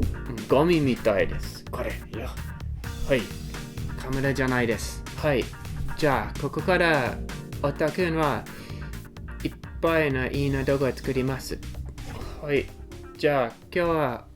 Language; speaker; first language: Japanese; non-native, learner; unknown